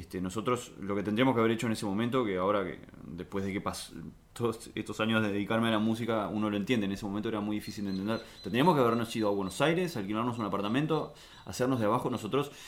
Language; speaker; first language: Spanish; early bilingual, other home language; French